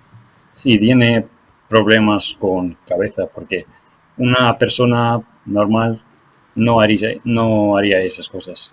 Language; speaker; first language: Spanish; non-native, fluent; Ukrainian